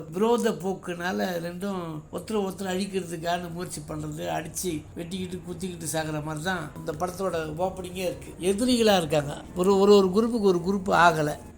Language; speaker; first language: Tamil; native; Tamil